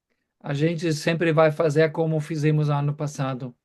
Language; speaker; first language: Portuguese; non-native, fluent; German